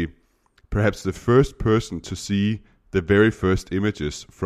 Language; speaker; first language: English; non-native, fluent; Danish